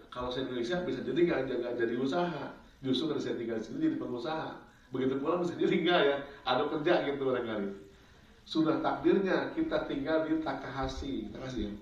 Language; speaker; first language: Indonesian; native; Indonesian